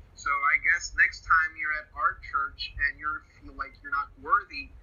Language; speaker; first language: English; non-native, fluent; Spanish